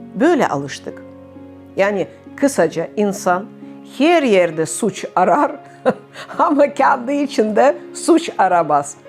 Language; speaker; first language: Turkish; non-native, fluent; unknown